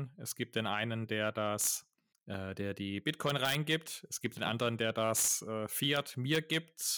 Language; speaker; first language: German; native; German